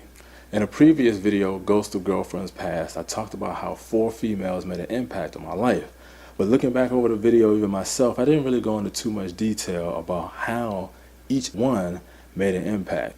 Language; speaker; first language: English; native; English